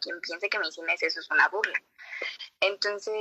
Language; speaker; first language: Spanish; native; Spanish